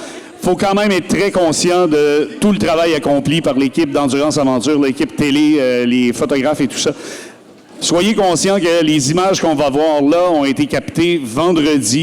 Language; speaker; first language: French; native; French